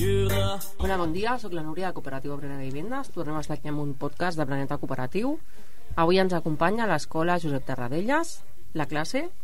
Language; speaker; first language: Catalan; native; Catalan